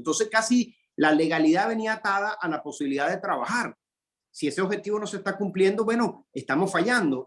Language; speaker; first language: Spanish; native; Spanish